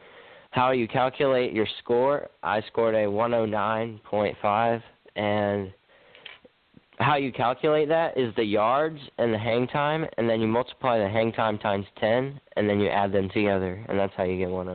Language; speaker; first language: English; native; English